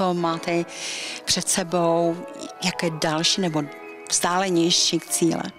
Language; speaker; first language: Czech; native; Czech